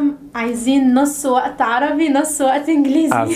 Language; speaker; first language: Arabic; native; Arabic